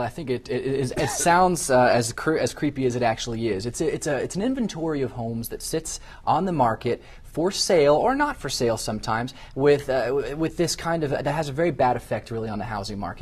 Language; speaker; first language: English; native; English